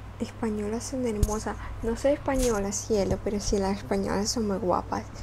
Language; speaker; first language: Spanish; non-native, fluent; Russian